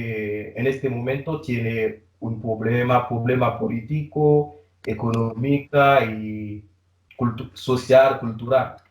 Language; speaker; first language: Spanish; non-native, learner; Haitian Creole